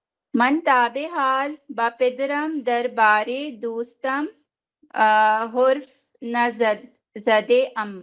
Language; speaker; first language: Persian; non-native, learner; Urdu